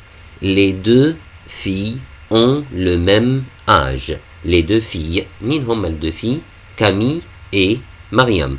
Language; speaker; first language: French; non-native, fluent; Arabic